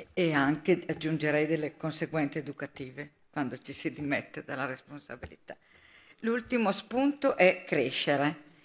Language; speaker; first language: Italian; native; Italian